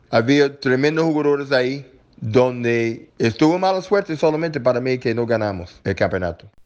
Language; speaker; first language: Spanish; non-native, learner; English